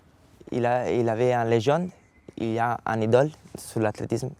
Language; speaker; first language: French; non-native, learner; Italian